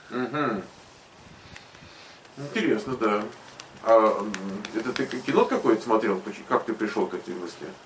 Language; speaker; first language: Russian; native; Russian